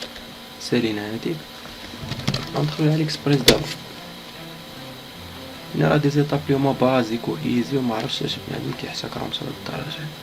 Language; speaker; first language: Arabic; native; Arabic